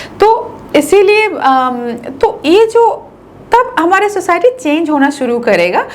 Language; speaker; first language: Hindi; non-native, local second language; Bangla